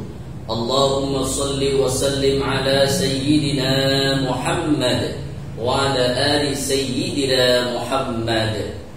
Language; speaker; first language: Indonesian; native; Indonesian